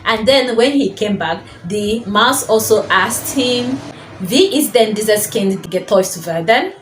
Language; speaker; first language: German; non-native, fluent; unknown